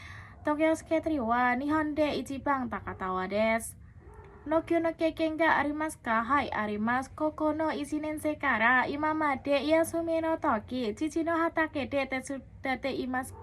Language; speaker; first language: Japanese; non-native, learner; Indonesian